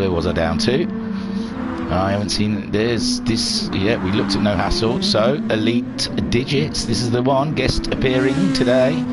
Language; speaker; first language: English; native; English